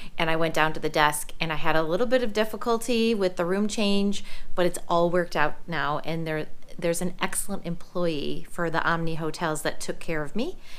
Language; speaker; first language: English; native; English